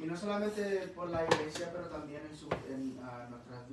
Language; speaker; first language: Spanish; early bilingual, heritage; English